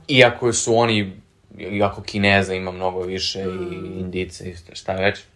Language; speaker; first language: Serbian; early bilingual, heritage; Serbian